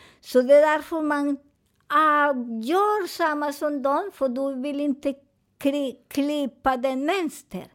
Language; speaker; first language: Swedish; non-native, fluent; Spanish